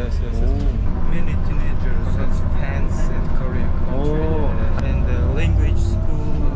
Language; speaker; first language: English; non-native, learner; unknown